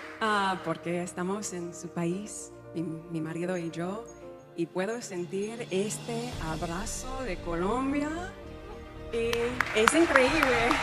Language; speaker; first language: Spanish; non-native, learner; English